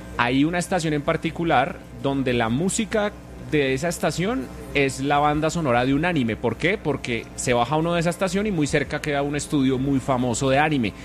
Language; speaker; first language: Spanish; native; Spanish